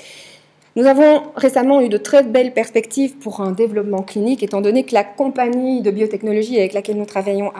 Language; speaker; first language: French; native; French